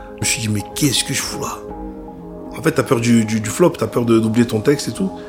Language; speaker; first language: French; native; French